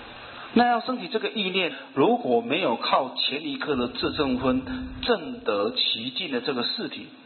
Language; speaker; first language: Chinese; native; Chinese